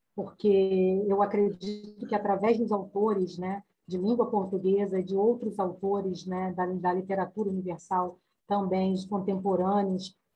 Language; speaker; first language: Portuguese; native; Portuguese